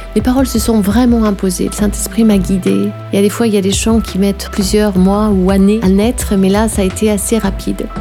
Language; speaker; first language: French; native; French